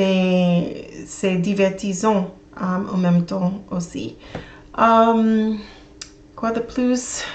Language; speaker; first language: French; non-native, learner; English